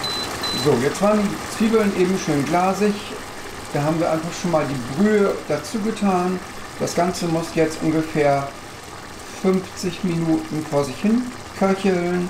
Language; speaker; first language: German; native; German